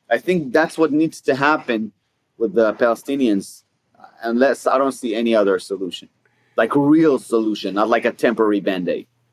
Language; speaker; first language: English; non-native, fluent; Hebrew